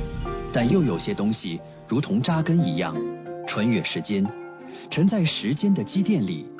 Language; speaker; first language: Chinese; native; Chinese